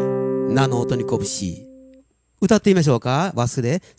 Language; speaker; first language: Japanese; native; Japanese